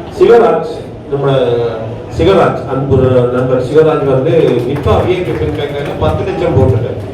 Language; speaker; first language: Tamil; native; Tamil